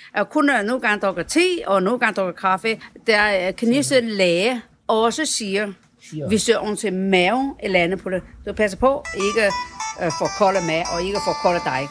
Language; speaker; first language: Danish; non-native, learner; Chinese